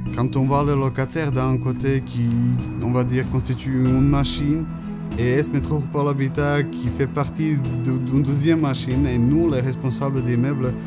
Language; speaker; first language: French; non-native, fluent; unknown